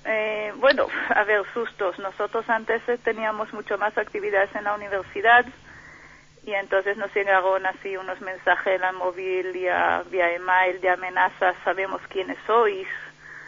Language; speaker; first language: Spanish; non-native, fluent; Hebrew